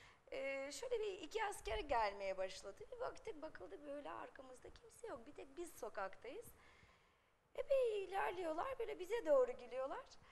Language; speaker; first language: Turkish; non-native, fluent; Russian